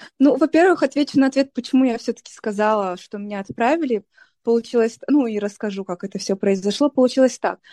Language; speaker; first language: Russian; non-native, local second language; Tajik